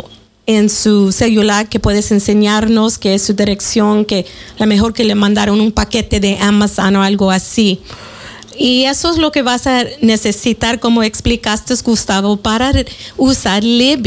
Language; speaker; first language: Spanish; early bilingual, heritage; Spanish